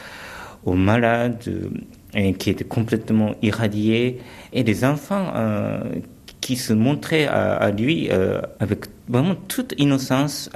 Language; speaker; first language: French; early bilingual, other home language; Japanese